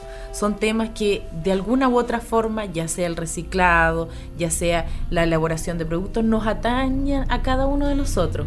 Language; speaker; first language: Spanish; native; Spanish